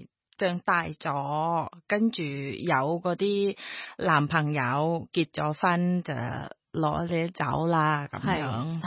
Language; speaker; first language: Cantonese; non-native, fluent; Thai